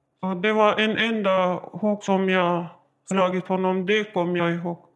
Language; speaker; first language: Swedish; non-native, learner; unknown